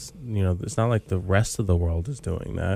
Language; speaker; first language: English; native; English